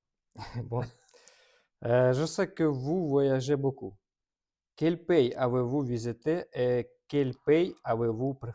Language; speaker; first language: French; non-native, learner; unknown